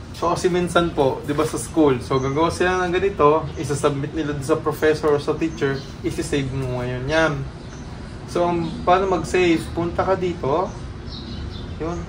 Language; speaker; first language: Filipino; native; Filipino